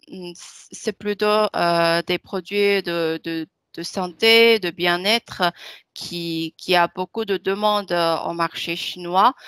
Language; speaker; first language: French; non-native, fluent; Chinese